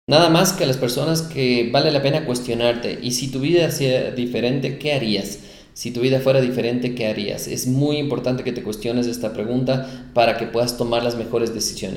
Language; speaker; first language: Spanish; native; Spanish